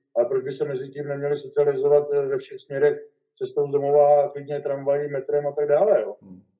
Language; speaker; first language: Czech; native; Czech